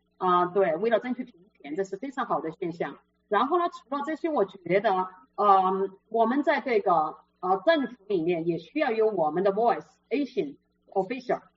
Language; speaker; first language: Chinese; native; Chinese